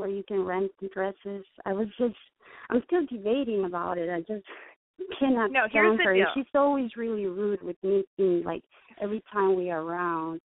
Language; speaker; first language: English; non-native, fluent; Spanish